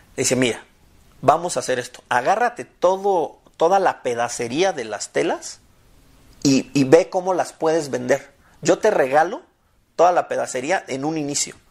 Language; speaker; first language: Spanish; native; Spanish